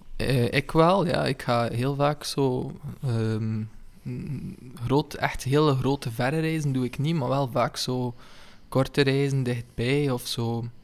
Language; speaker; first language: Dutch; native; Dutch